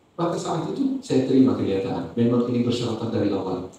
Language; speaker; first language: Indonesian; non-native, fluent; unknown